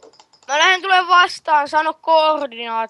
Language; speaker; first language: Finnish; native; Finnish